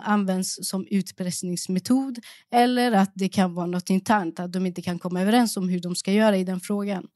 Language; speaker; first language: Swedish; early bilingual, other home language; Persian